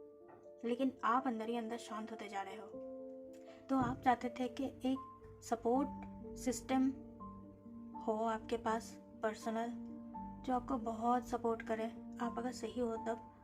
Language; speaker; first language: Hindi; native; Hindi